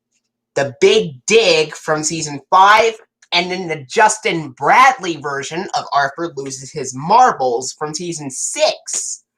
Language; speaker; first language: English; native; English